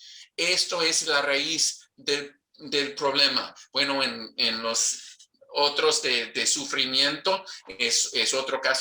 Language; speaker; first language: Spanish; non-native, fluent; English